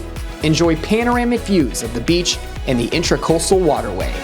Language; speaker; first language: English; native; English